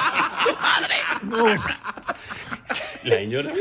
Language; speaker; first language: Spanish; native; Spanish